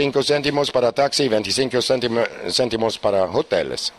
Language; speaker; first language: Spanish; non-native, learner; German